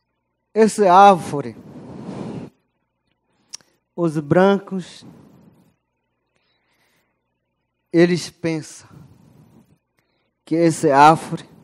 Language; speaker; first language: Portuguese; non-native, local second language; Yanomámi